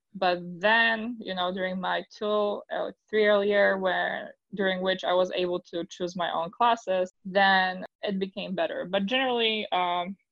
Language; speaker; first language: English; non-native, fluent; Polish